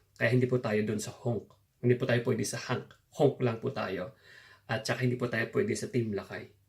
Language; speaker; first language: Filipino; non-native, local second language; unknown